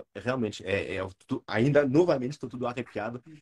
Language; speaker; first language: Portuguese; non-native, fluent; French